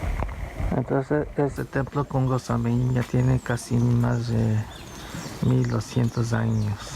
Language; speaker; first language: Spanish; early bilingual, heritage; Spanish